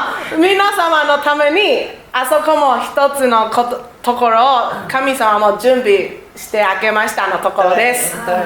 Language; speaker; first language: Japanese; non-native, learner; Chinese